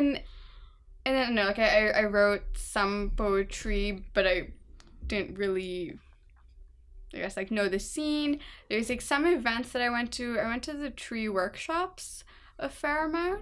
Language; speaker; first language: English; non-native, local second language; Urdu